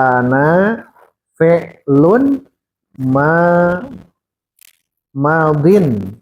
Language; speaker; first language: Arabic; non-native, fluent; Indonesian